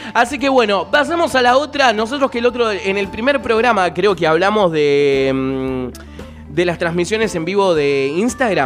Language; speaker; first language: Spanish; native; Spanish